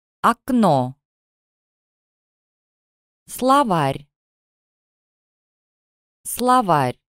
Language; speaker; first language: Russian; non-native, learner; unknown